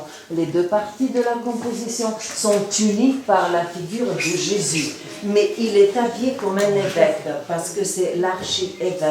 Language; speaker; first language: French; non-native, fluent; Bulgarian